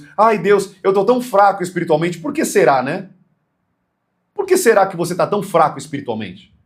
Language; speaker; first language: Portuguese; native; Portuguese